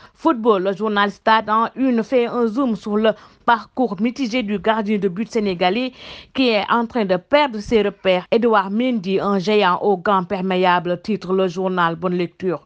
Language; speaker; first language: French; non-native, local second language; Wolof